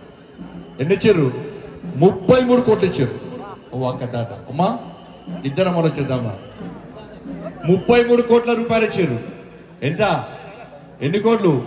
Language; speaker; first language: Telugu; native; Telugu